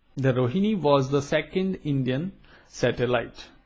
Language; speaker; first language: English; non-native, local second language; Gujarati